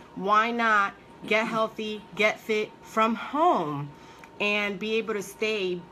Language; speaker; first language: English; early bilingual, other home language; Spanish